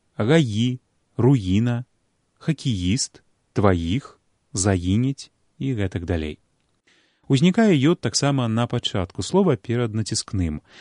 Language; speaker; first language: Belarusian; native; Belarusian